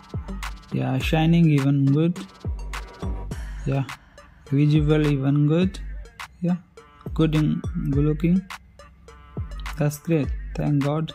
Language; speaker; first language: English; non-native, learner; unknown